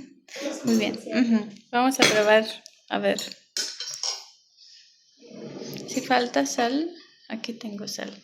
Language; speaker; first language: Spanish; non-native, learner; Armenian